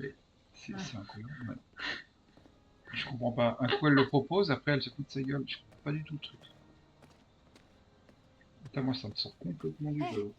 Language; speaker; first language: French; native; French